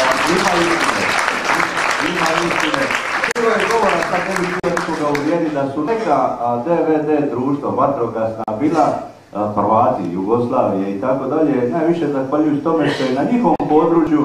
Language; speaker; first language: Serbian; native; Serbian